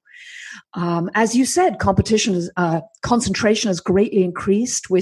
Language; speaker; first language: English; native; English